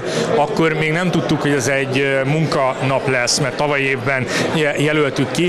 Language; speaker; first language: Hungarian; native; Hungarian